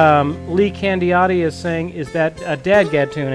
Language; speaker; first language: English; native; English